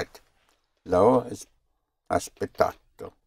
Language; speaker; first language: Italian; non-native, fluent; English